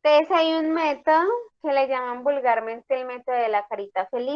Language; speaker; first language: Spanish; native; Spanish